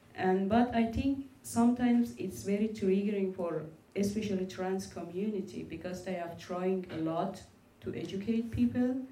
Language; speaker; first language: English; non-native, learner; Persian